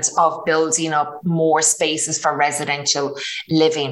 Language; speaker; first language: English; native; English